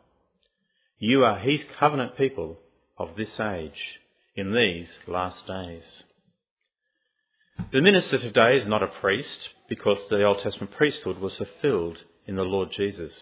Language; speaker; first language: English; native; English